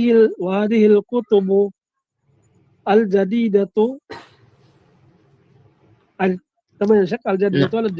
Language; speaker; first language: Arabic; non-native, learner; Filipino